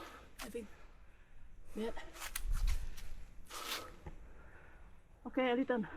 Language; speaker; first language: English; non-native, learner; Thai